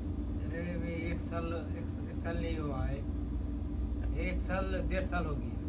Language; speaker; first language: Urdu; non-native, learner; Bangla